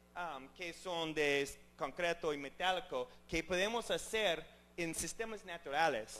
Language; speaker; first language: Spanish; non-native, learner; English